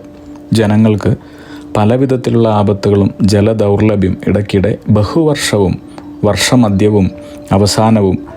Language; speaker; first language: Malayalam; native; Malayalam